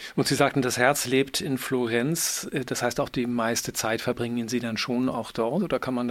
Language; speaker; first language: German; native; German